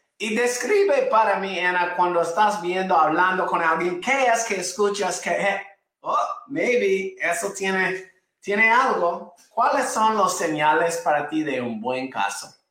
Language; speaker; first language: Spanish; non-native, fluent; English